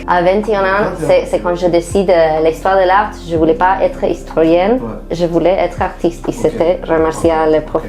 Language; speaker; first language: French; non-native, fluent; Spanish